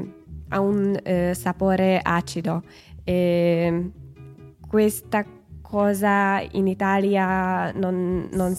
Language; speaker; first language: Italian; non-native, learner; Hungarian